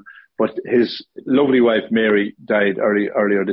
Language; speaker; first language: English; native; English